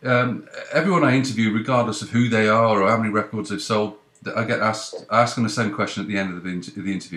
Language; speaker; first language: English; native; English